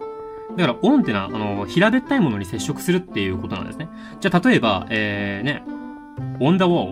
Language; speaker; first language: Japanese; native; Japanese